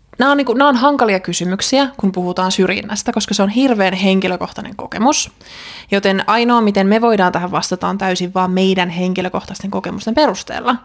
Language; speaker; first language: Finnish; native; Finnish